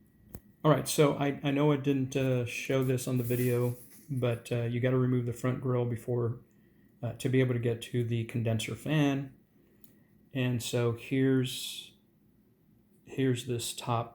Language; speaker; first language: English; native; English